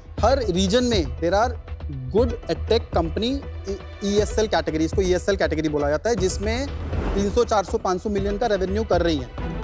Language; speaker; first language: Hindi; native; Hindi